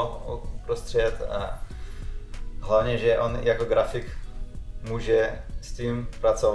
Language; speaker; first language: Czech; non-native, fluent; Russian